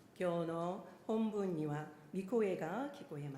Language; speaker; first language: Japanese; non-native, fluent; Korean